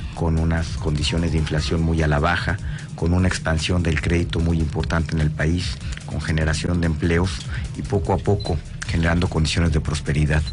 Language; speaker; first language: Spanish; native; Spanish